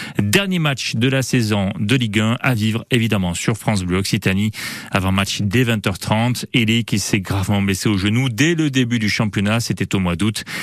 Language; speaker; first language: French; native; French